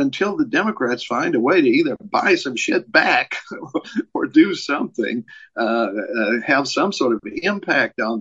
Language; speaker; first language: English; native; English